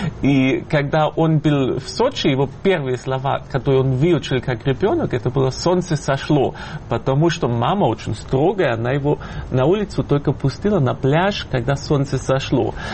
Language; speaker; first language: Russian; non-native, fluent; German